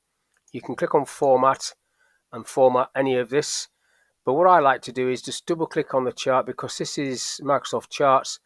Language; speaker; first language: English; native; English